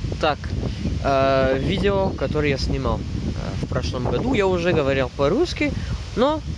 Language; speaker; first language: Russian; non-native, fluent; French